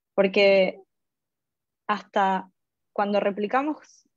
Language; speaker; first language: Spanish; native; Spanish